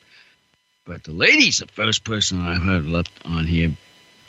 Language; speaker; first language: English; non-native, fluent; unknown